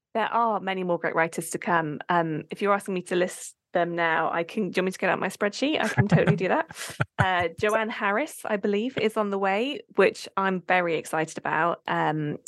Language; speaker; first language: English; native; English